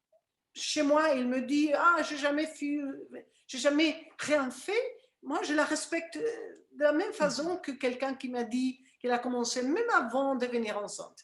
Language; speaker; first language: French; non-native, fluent; Spanish